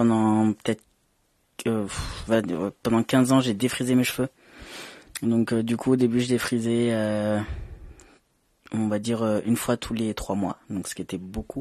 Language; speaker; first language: French; native; French